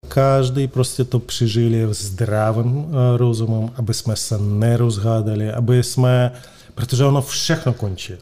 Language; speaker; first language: Czech; non-native, fluent; Russian